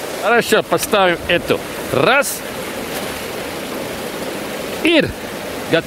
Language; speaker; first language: Russian; non-native, local second language; Latvian